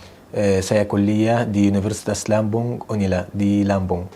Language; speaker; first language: Indonesian; non-native, learner; Arabic